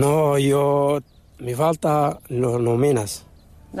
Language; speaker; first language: Spanish; non-native, learner; Arabic